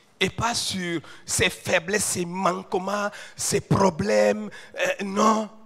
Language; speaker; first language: French; non-native, local second language; Wolof